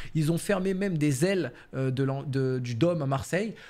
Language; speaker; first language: French; native; French